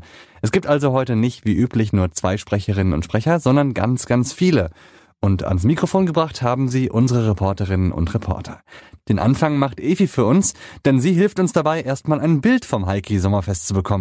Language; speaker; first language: German; native; German